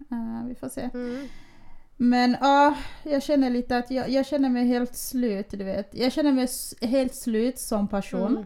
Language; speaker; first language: Swedish; early bilingual, other home language; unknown